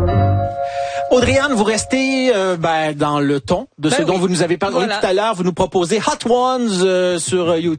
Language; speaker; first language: French; native; French